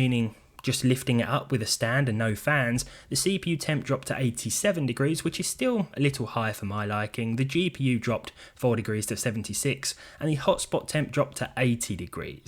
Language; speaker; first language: English; native; English